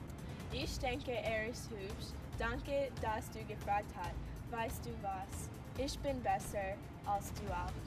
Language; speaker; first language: German; non-native, learner; English